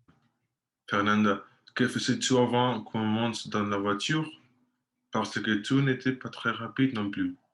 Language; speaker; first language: French; non-native, learner; Spanish